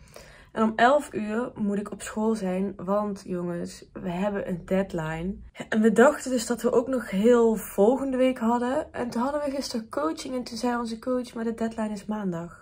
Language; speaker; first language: Dutch; native; Dutch